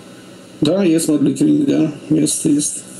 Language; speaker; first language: Russian; non-native, learner; Polish